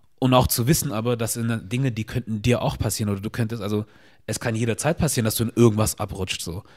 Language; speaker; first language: German; early bilingual, other home language; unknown